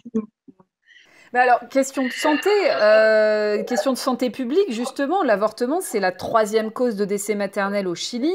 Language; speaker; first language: French; native; French